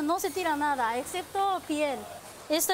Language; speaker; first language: Spanish; non-native, learner; Japanese